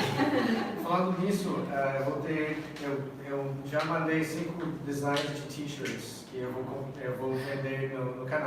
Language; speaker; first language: Portuguese; non-native, fluent; English